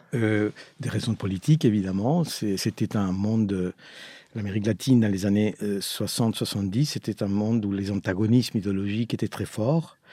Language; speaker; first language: French; non-native, fluent; Spanish